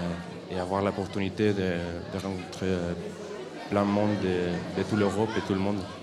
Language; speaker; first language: French; non-native, fluent; Catalan